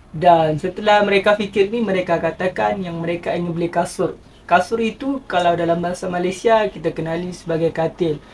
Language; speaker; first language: Malay; native; Malay